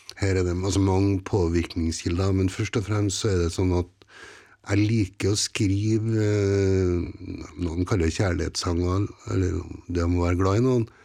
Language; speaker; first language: Norwegian; native; Norwegian